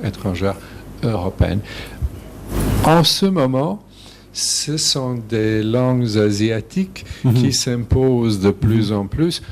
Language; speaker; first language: French; non-native, fluent; Serbian